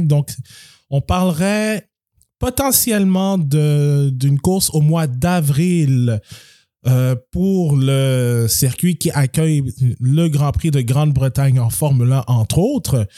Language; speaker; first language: French; native; French